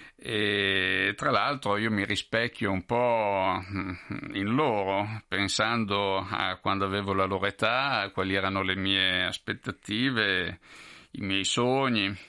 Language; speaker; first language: Italian; native; Italian